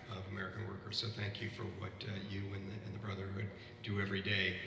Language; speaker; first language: English; native; English